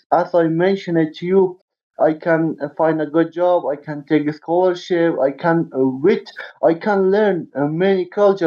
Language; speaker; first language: English; non-native, learner; Persian